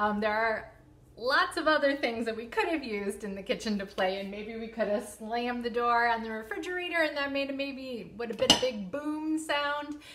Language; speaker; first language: English; native; English